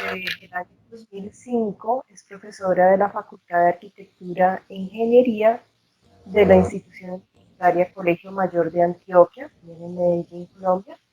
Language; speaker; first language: Spanish; non-native, fluent; Portuguese